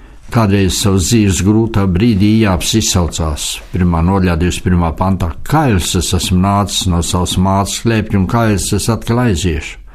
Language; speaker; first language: Latvian; native; Latvian